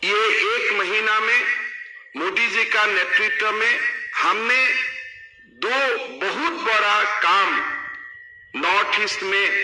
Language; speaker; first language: Hindi; non-native, local second language; Assamese